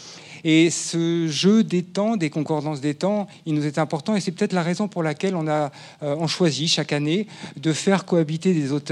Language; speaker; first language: French; native; French